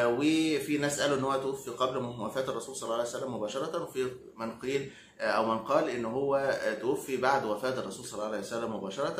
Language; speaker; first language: Arabic; native; Arabic